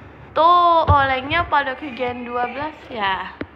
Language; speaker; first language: Indonesian; native; Indonesian